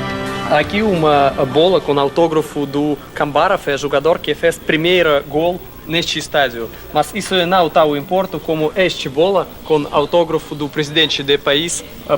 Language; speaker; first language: Portuguese; non-native, learner; Russian